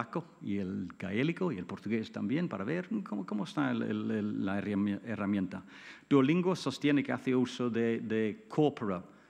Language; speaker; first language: Spanish; non-native, fluent; English